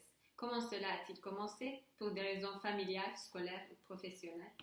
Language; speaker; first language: French; non-native, learner; Turkish